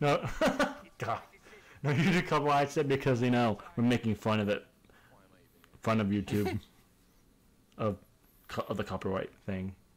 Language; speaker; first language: English; native; English